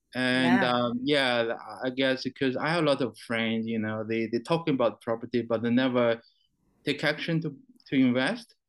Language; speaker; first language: English; non-native, fluent; Chinese